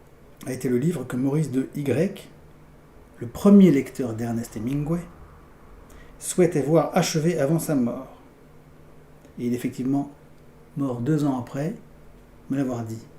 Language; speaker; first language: French; native; French